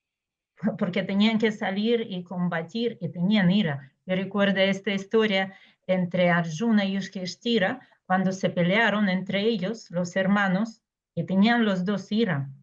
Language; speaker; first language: Spanish; non-native, fluent; Russian